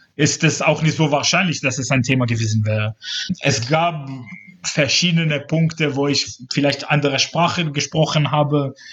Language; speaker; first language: German; non-native, fluent; Hebrew